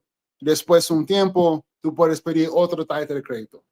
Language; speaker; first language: Spanish; non-native, fluent; English